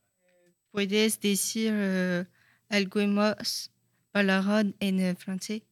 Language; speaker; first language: Spanish; non-native, learner; French